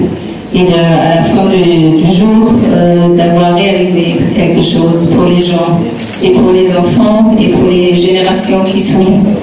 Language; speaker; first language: French; non-native, fluent; German